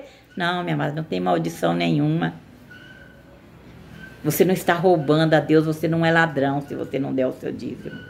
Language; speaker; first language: Portuguese; native; Portuguese